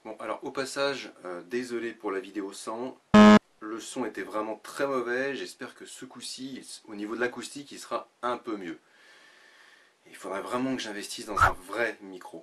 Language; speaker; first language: French; native; French